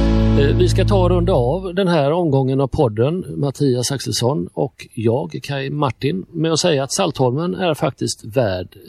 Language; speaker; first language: Swedish; native; Swedish